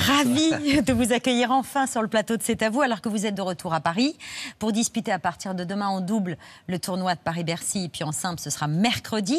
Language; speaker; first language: French; native; French